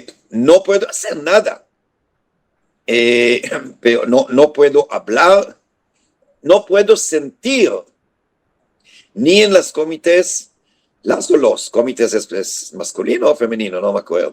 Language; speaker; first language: Spanish; non-native, fluent; Hebrew